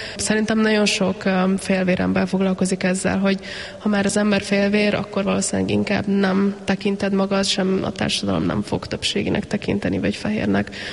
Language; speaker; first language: Hungarian; native; Hungarian